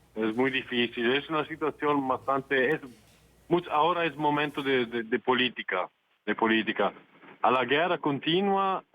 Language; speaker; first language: Spanish; non-native, fluent; Italian